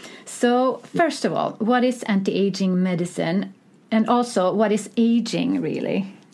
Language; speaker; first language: English; non-native, fluent; Swedish